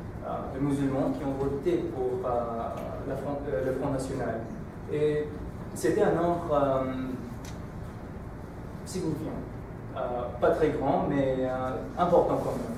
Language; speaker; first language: French; non-native, fluent; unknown